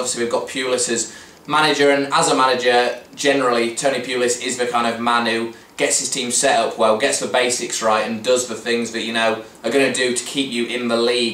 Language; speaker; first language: English; native; English